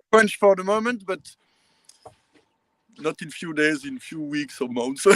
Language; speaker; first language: English; non-native, learner; French